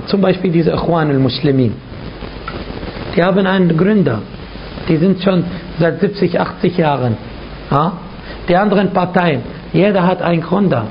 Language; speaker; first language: German; non-native, fluent; Arabic